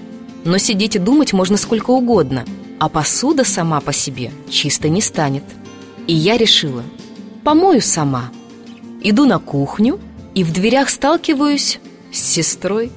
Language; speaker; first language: Russian; native; Russian